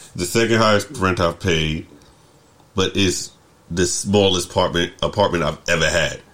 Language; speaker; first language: English; native; English